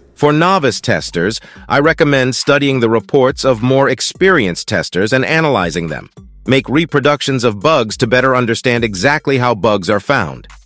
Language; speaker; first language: English; non-native, fluent; Russian